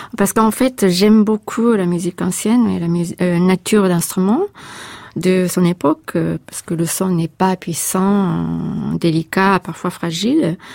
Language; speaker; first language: French; non-native, fluent; Japanese